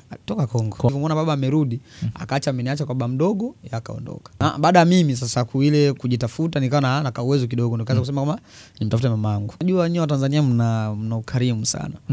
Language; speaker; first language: Swahili; early bilingual, other home language; Bembe